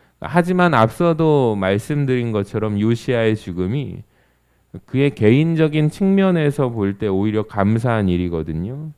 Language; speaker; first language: Korean; native; Korean